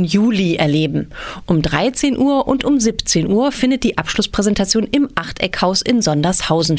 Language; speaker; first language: German; native; German